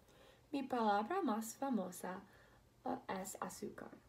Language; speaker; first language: Spanish; non-native, learner; English